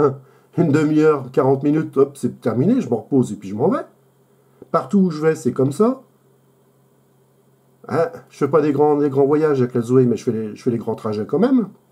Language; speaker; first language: French; native; French